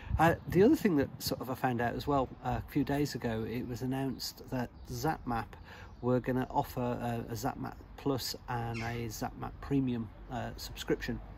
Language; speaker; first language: English; native; English